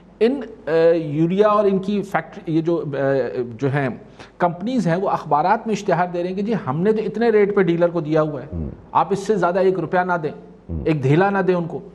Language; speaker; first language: Urdu; non-native, local second language; Sindhi